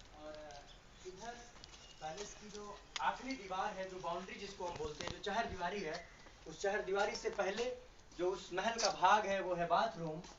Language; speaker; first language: Hindi; native; Hindi